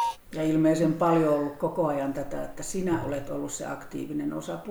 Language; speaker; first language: Finnish; native; Finnish